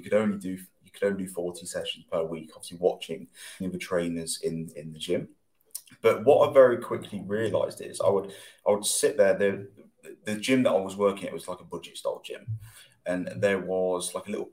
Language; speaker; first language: English; native; English